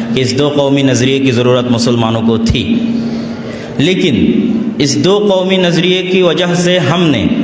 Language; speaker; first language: Urdu; non-native, fluent; Bangla